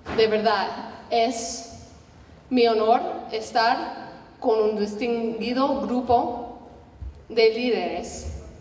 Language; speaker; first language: Spanish; non-native, learner; English